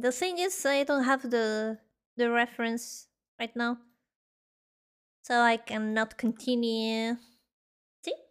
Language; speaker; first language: English; non-native, learner; Spanish